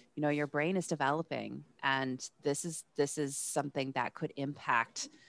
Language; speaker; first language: English; native; English